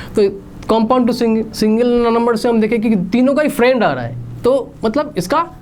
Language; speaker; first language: Hindi; non-native, local second language; Bangla